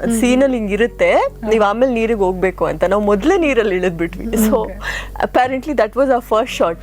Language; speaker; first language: Kannada; non-native, local second language; Kodava